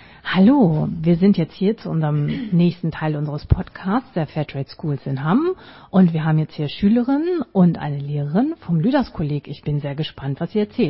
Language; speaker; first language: German; native; German